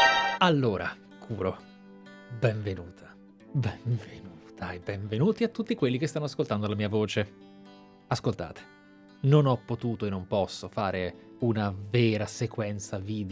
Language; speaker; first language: Italian; native; Italian